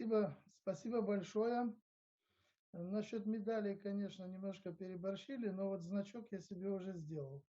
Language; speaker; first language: Russian; native; Russian